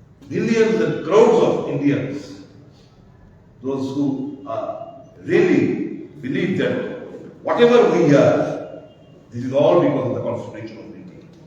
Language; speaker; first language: English; non-native, local second language; Bangla